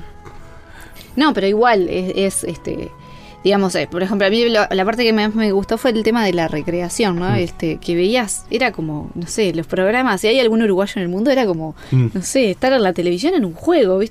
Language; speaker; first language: Spanish; native; Spanish